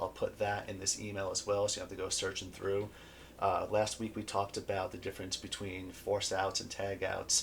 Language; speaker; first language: English; native; English